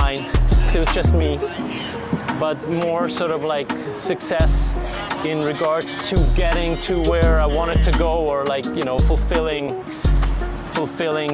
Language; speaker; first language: English; non-native, fluent; Swiss German